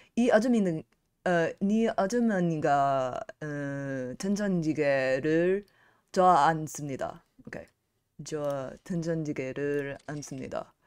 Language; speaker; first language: Korean; non-native, learner; English